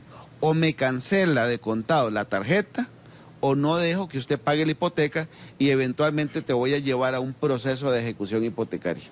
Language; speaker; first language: Spanish; native; Spanish